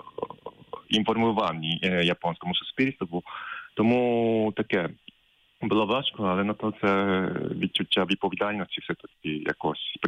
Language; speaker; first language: Ukrainian; non-native, fluent; Japanese